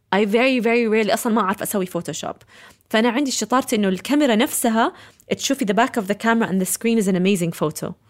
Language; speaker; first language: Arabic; early bilingual, heritage; Arabic